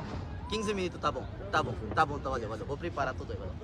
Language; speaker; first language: Portuguese; non-native, learner; Bangla